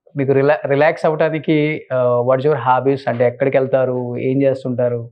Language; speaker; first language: Telugu; native; Telugu